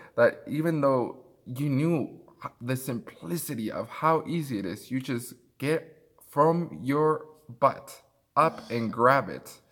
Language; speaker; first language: English; early bilingual, other home language; Spanish